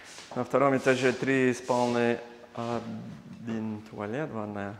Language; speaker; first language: Russian; non-native, learner; English